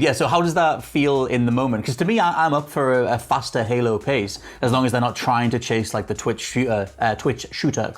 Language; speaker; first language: English; native; English